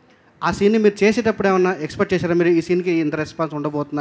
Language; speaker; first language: Telugu; native; Telugu